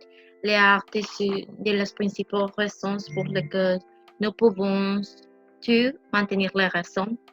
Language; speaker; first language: French; non-native, learner; Spanish